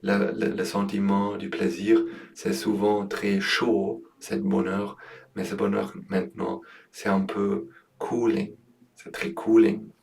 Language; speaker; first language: French; non-native, learner; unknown